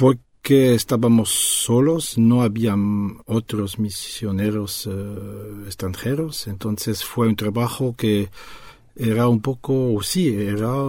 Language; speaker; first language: Spanish; non-native, fluent; French